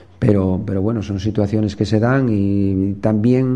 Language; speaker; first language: Spanish; native; Spanish